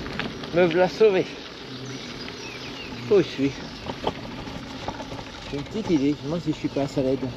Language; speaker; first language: French; native; French